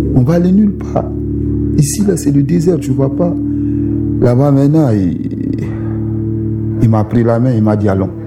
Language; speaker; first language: French; non-native, local second language; Susu